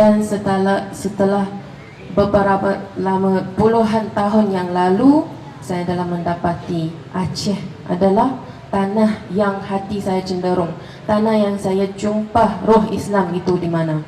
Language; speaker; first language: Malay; non-native, fluent; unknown